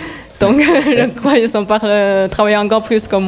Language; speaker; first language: French; non-native, learner; Chinese